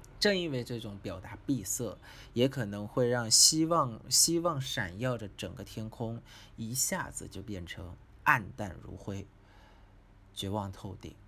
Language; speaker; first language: Chinese; non-native, fluent; Vietnamese